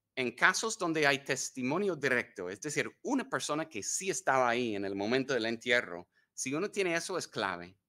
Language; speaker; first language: Spanish; non-native, fluent; English